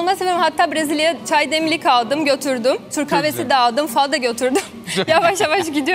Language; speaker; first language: Turkish; non-native, fluent; Portuguese